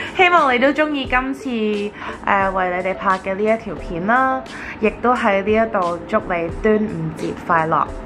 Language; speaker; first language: Cantonese; early bilingual, other home language; English